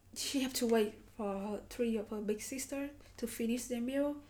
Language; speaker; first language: English; non-native, learner; Vietnamese